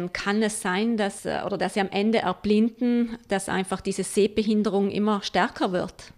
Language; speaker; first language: German; native; German